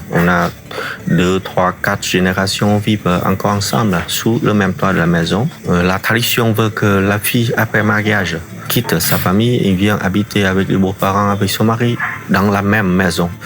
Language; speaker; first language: French; non-native, fluent; Vietnamese